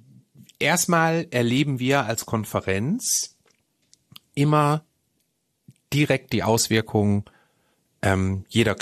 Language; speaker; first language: German; native; German